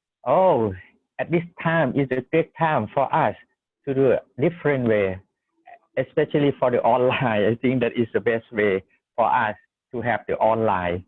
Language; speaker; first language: English; non-native, learner; Thai